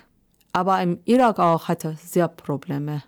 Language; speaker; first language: German; non-native, learner; Persian